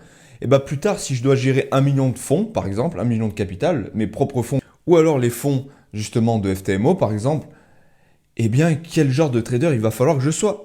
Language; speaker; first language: French; native; French